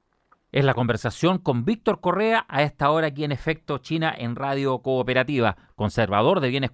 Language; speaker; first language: Spanish; native; Spanish